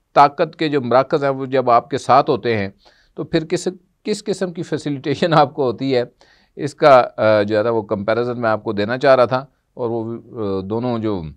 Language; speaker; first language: Urdu; non-native, local second language; Punjabi